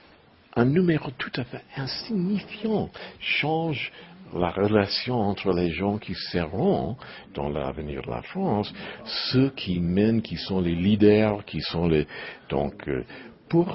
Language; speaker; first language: French; non-native, learner; English